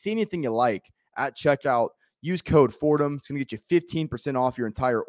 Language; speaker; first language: English; native; English